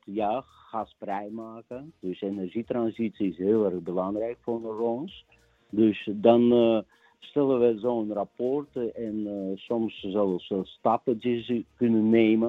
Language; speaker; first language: Dutch; non-native, fluent; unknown